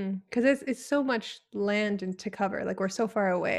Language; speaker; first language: English; early bilingual, other home language; Spanish